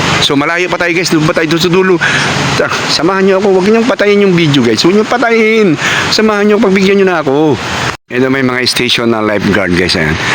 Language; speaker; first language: Filipino; non-native, local second language; Cebuano